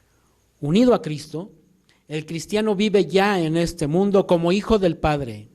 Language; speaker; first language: Spanish; native; Spanish